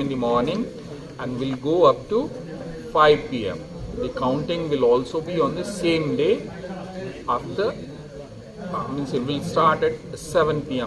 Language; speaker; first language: English; non-native, local second language; Telugu